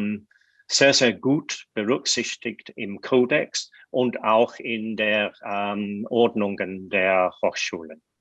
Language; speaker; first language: German; non-native, fluent; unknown